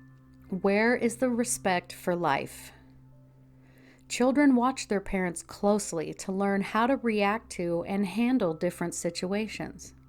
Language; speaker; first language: English; native; English